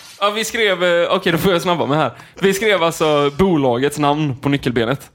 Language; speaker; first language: Swedish; native; Swedish